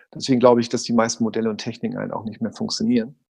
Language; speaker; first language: German; native; German